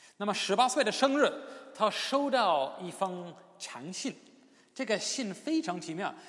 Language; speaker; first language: Chinese; non-native, fluent; English